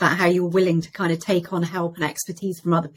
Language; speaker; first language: English; native; English